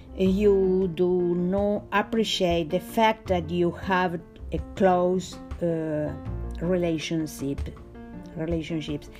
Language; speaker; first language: English; non-native, learner; Spanish